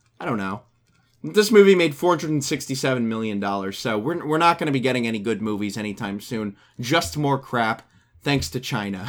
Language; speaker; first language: English; native; English